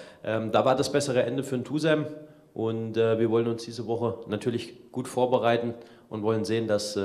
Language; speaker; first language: German; native; German